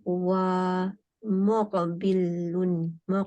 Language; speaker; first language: Arabic; non-native, learner; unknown